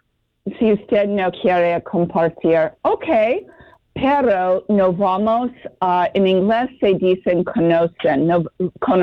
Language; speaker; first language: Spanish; non-native, learner; English